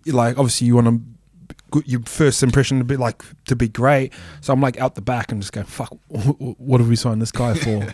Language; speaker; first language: English; native; English